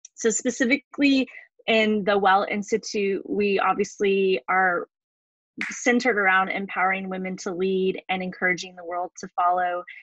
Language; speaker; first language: English; native; English